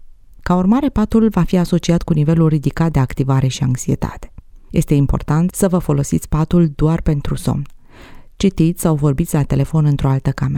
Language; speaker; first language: Romanian; native; Romanian